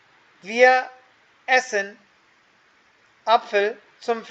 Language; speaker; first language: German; non-native, fluent; Hindi